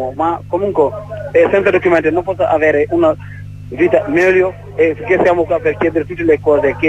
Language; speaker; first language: Italian; non-native, learner; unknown